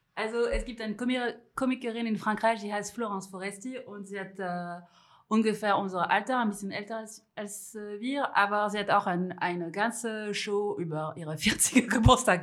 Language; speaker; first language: German; non-native, fluent; French